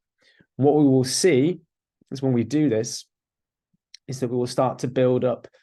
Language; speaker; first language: English; native; English